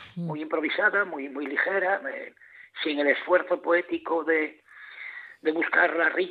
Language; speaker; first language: Spanish; native; Spanish